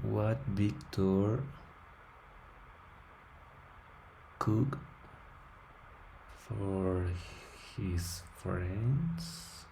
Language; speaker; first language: English; non-native, learner; Spanish